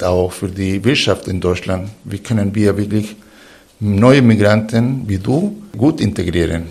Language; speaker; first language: German; non-native, fluent; Spanish